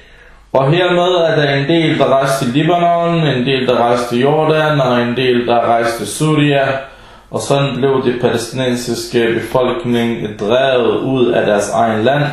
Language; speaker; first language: Danish; early bilingual, other home language; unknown